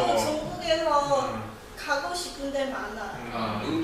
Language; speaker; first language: Korean; non-native, learner; Chinese